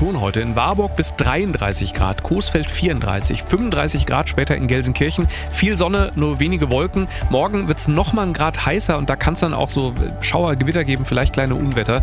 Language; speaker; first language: German; native; German